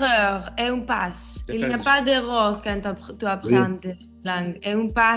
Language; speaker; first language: French; non-native, learner; Greek